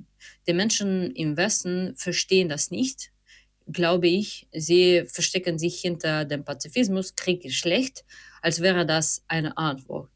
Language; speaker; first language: German; non-native, fluent; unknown